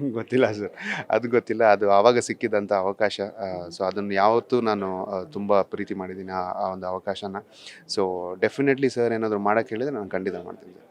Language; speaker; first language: Kannada; non-native, local second language; Tulu